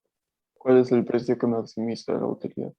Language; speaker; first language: Spanish; native; Spanish